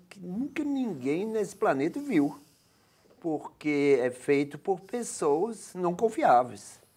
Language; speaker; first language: Portuguese; non-native, fluent; Dutch